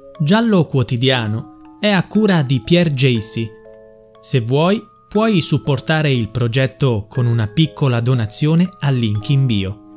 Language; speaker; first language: Italian; native; Italian